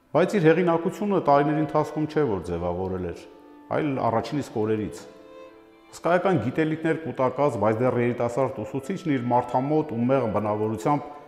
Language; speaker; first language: Armenian; native; Armenian